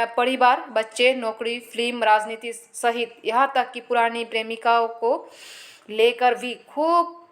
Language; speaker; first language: Hindi; non-native, local second language; Assamese